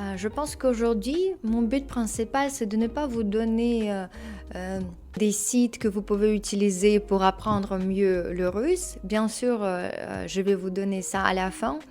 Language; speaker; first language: French; non-native, fluent; Russian